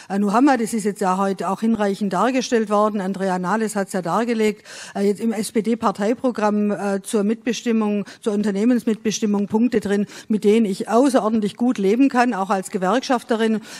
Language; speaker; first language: German; native; German